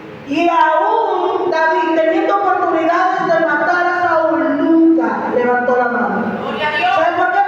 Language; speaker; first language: Spanish; native; Spanish